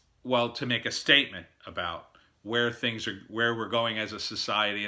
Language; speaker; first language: English; native; English